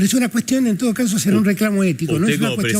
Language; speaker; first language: Spanish; native; Spanish